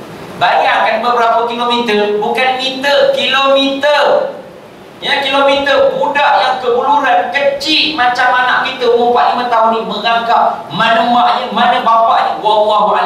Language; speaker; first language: Malay; native; Malay